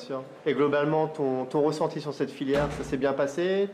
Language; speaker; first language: French; native; French